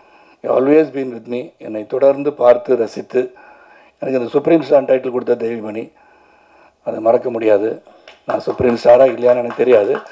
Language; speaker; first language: Tamil; native; Tamil